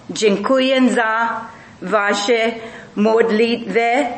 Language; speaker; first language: Polish; non-native, learner; English